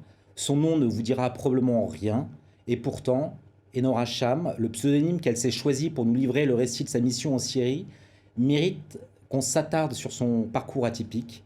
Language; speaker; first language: French; native; French